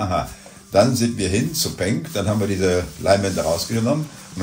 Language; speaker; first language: German; native; German